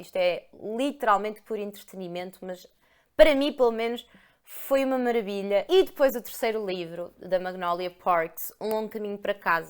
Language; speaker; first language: Portuguese; native; Portuguese